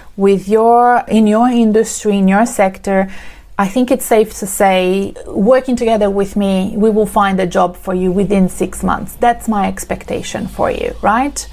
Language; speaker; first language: English; non-native, fluent; Portuguese